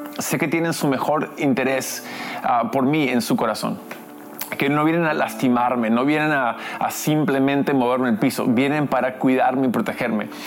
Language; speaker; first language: Spanish; early bilingual, other home language; English